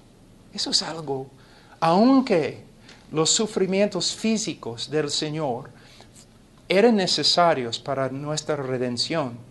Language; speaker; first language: Spanish; non-native, fluent; English